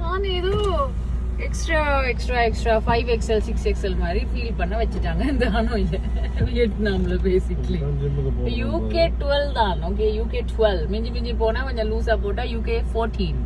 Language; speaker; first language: Tamil; native; Tamil